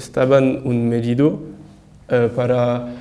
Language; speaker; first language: Spanish; non-native, learner; French